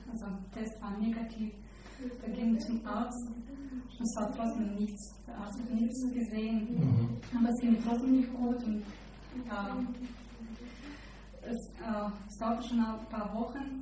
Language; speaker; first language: German; non-native, learner; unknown